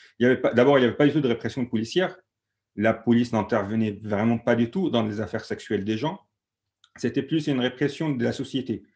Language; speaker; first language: French; non-native, fluent; Arabic